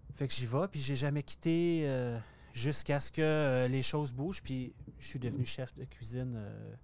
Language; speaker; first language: French; native; French